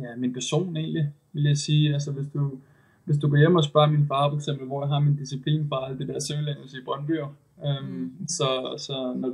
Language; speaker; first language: Danish; native; Danish